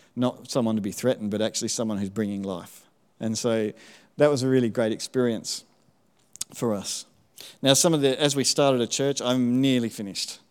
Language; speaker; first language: English; native; English